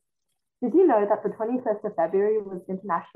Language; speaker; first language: English; non-native, fluent; Chinese